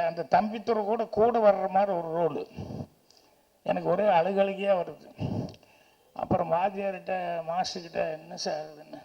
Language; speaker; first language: Tamil; native; Tamil